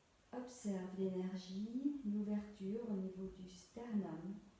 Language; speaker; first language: French; native; French